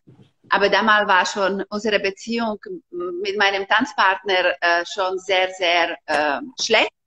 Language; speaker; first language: German; non-native, fluent; Slovak